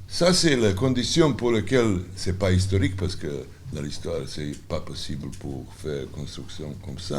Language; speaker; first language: French; non-native, learner; Serbian